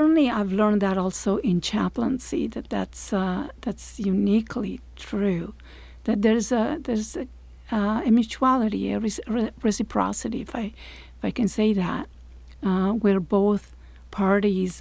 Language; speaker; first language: English; non-native, fluent; Italian